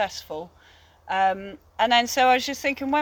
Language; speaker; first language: English; native; English